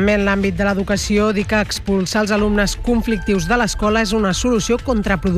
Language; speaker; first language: Catalan; native; Catalan